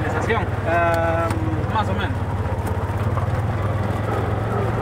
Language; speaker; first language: Spanish; native; Spanish